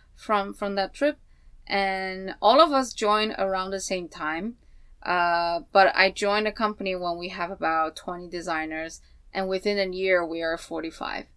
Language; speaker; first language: English; non-native, fluent; Chinese